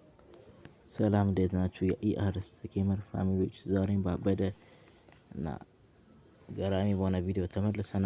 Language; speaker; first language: Amharic; native; Amharic